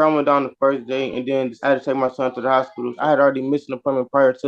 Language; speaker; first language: English; native; English